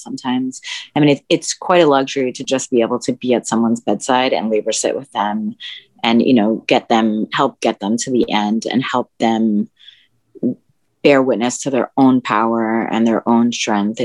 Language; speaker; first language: English; early bilingual, other home language; Spanish